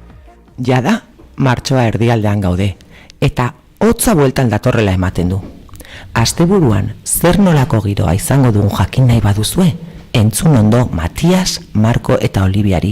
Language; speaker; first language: Basque; native; Basque